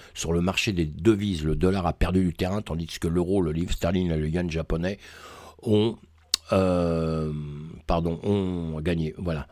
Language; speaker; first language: French; native; French